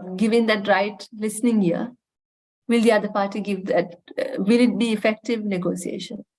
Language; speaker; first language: English; non-native, local second language; Sinhala